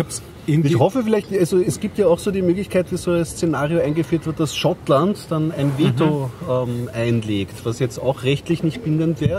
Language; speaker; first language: German; native; German